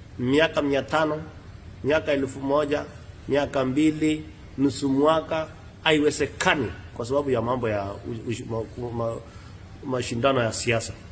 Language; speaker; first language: Swahili; non-native, local second language; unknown